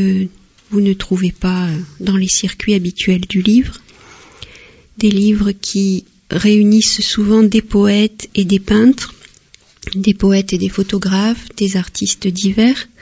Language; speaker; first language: French; native; French